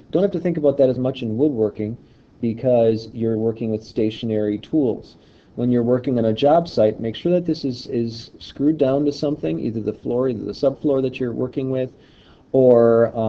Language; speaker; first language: English; native; English